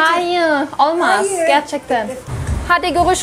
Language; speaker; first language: Turkish; non-native, learner; German